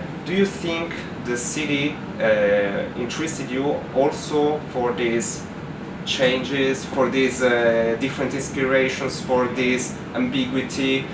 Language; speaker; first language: English; non-native, fluent; Italian